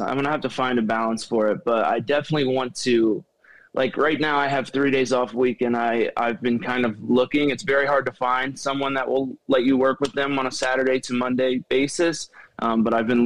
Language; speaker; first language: English; native; English